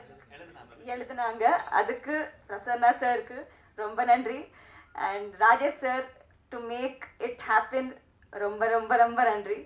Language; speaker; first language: Tamil; non-native, learner; Telugu